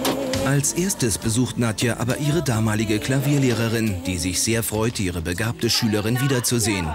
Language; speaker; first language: German; native; German